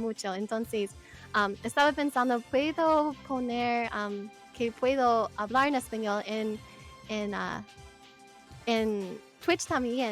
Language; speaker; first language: Spanish; non-native, learner; English